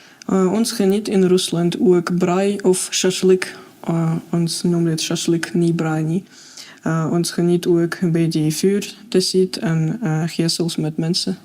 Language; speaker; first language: Afrikaans; non-native, fluent; Russian